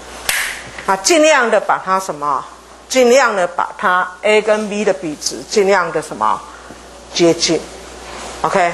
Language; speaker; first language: Chinese; native; Chinese